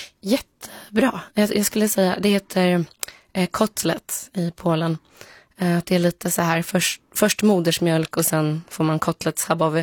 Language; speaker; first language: Swedish; early bilingual, other home language; Polish